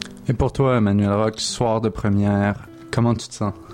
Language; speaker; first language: French; non-native, fluent; English